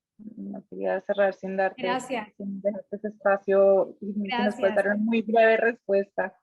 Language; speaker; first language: Spanish; native; Spanish